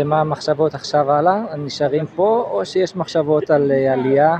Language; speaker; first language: Hebrew; native; Hebrew